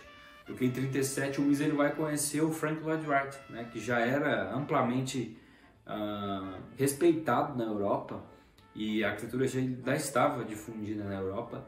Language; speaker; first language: Portuguese; native; Portuguese